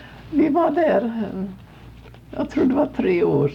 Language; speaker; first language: Swedish; native; Swedish